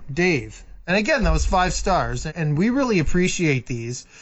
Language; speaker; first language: English; native; English